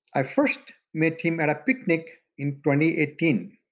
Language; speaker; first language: English; non-native, local second language; Maithili